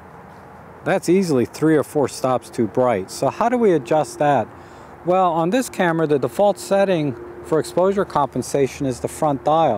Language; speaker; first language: English; native; English